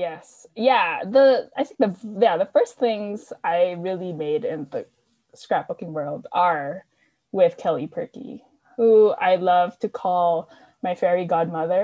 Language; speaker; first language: English; non-native, local second language; Filipino